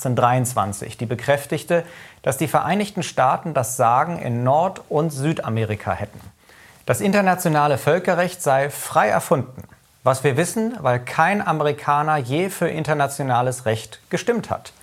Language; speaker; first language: German; native; German